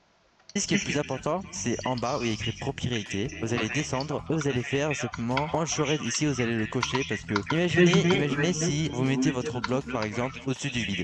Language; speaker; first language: French; native; French